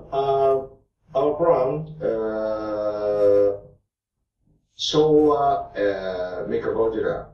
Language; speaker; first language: English; non-native, learner; Japanese